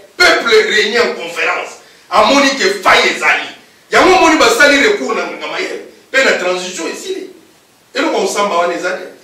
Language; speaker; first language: Lingala; non-native, local second language; Kongo